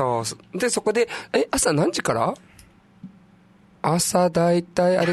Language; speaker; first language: Japanese; native; Japanese